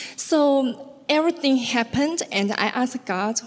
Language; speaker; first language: English; non-native, learner; Chinese